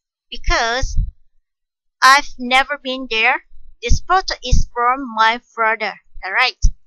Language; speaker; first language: English; non-native, fluent; Vietnamese